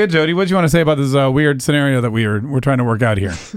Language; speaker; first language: English; native; English